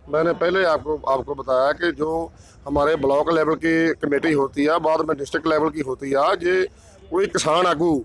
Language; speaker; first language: Hindi; non-native, local second language; Punjabi